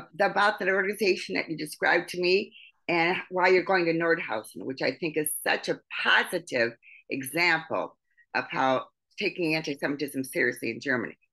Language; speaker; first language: English; native; English